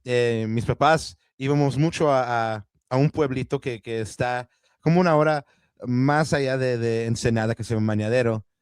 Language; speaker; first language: Spanish; early bilingual, heritage; Spanish